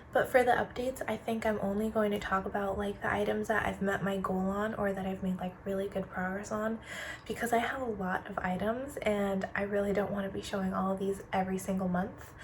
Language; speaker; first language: English; native; English